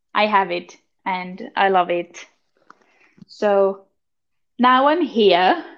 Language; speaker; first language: English; non-native, fluent; German